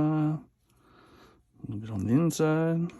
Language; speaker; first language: English; native; English